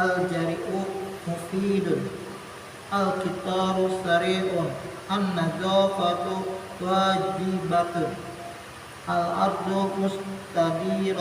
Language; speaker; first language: Arabic; non-native, learner; Indonesian